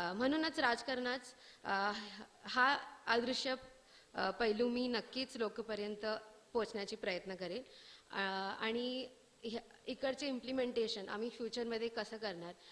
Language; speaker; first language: Marathi; non-native, local second language; Tamil